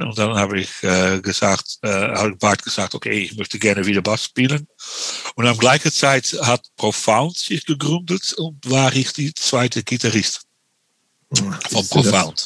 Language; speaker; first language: German; non-native, learner; Dutch